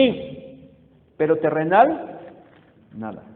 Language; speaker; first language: Spanish; native; Spanish